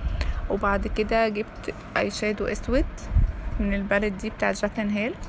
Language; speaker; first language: Arabic; native; Arabic